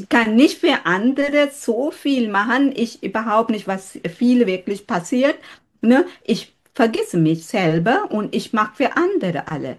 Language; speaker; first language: German; non-native, fluent; Sinhala